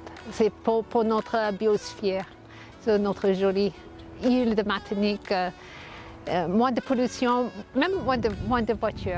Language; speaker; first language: French; non-native, fluent; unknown